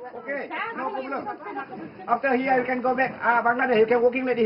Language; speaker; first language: English; non-native, learner; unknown